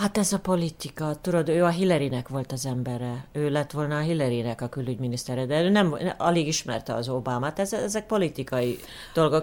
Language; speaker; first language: Hungarian; early bilingual, heritage; Hungarian